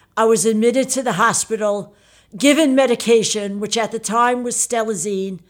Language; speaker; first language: English; early bilingual, other home language; Italian